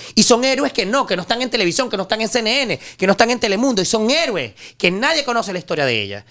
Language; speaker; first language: Spanish; native; Spanish